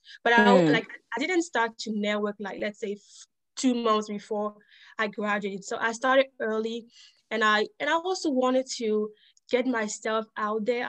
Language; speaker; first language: English; non-native, fluent; French